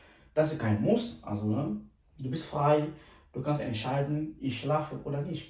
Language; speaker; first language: German; non-native, fluent; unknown